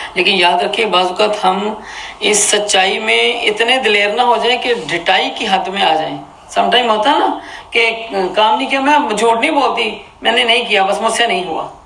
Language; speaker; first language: Urdu; early bilingual, heritage; Urdu